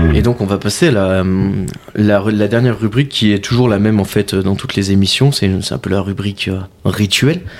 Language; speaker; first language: French; native; French